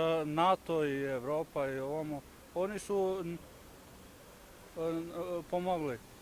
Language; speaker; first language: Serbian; non-native, local second language; Albanian